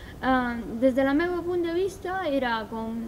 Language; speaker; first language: Catalan; non-native, learner; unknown